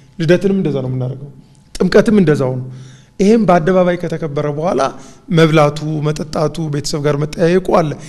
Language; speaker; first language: Amharic; native; Amharic